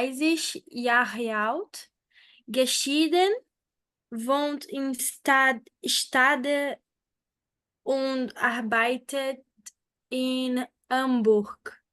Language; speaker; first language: German; non-native, learner; Portuguese